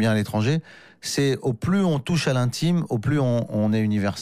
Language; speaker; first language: French; native; French